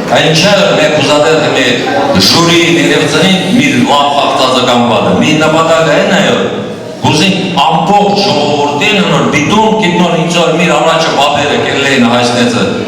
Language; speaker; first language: Armenian; early bilingual, heritage; Armenian